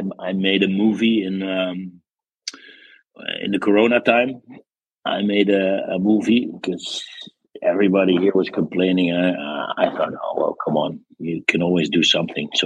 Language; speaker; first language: English; non-native, fluent; Dutch